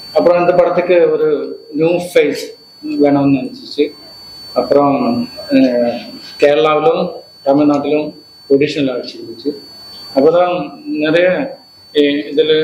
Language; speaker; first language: Tamil; non-native, learner; Malayalam